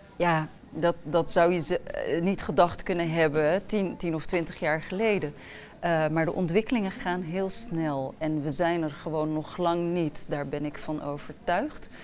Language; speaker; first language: Dutch; early bilingual, other home language; Arabic